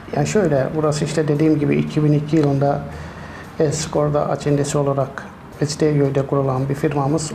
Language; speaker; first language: Turkish; native; Turkish